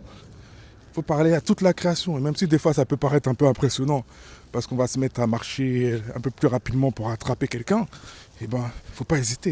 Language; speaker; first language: French; native; French